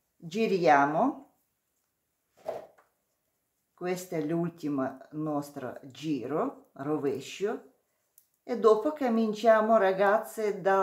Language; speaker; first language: Italian; non-native, learner; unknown